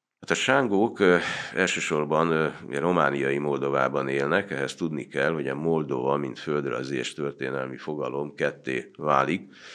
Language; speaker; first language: Hungarian; native; Hungarian